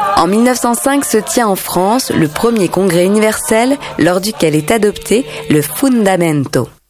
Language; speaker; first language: French; native; French